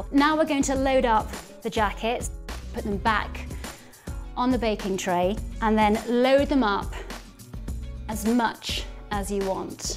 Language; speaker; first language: English; native; English